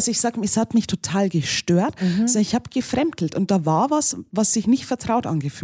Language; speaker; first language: German; native; German